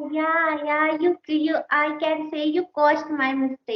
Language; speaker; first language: English; non-native, learner; Hindi